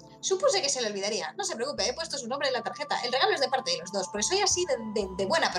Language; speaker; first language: Spanish; native; Spanish